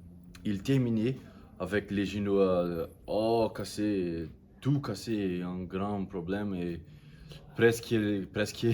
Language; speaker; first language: French; non-native, learner; Portuguese